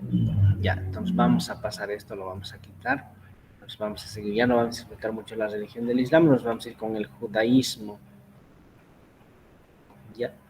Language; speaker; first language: Spanish; native; Spanish